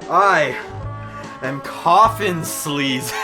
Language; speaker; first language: English; native; English